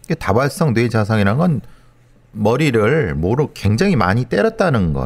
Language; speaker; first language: Korean; native; Korean